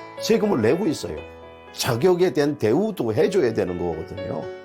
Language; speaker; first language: Korean; native; Korean